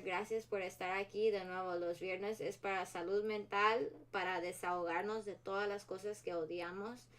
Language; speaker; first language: Spanish; early bilingual, heritage; Spanish